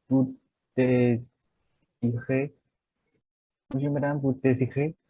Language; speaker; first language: French; non-native, learner; Vietnamese